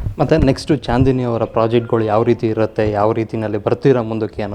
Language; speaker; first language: Kannada; native; Kannada